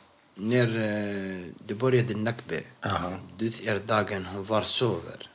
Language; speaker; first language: Swedish; non-native, local second language; Arabic